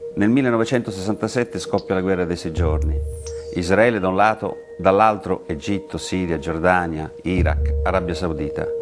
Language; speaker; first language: Italian; early bilingual, heritage; Italian